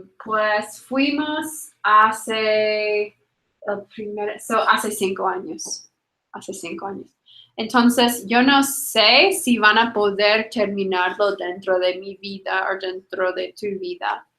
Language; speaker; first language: Spanish; non-native, fluent; English